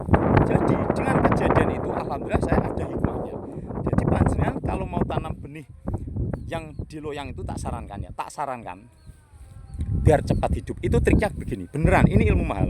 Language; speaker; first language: Indonesian; non-native, local second language; Javanese